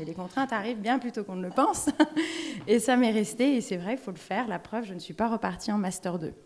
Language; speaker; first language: French; native; French